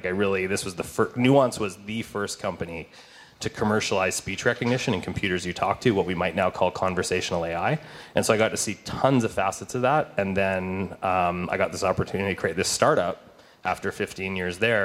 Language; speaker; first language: English; native; English